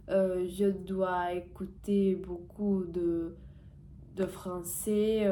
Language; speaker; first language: French; non-native, learner; Portuguese